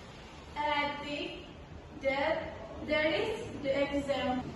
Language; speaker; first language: English; non-native, learner; Indonesian